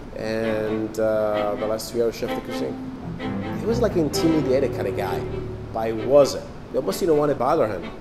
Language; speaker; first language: English; non-native, fluent; Italian